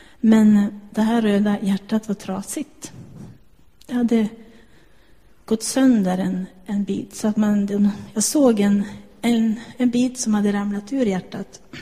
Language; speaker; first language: Swedish; native; Swedish